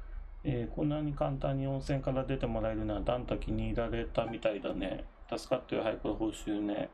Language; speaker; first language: Japanese; native; Japanese